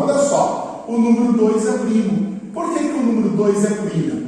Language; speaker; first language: Portuguese; native; Portuguese